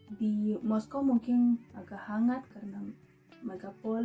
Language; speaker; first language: Indonesian; non-native, fluent; Russian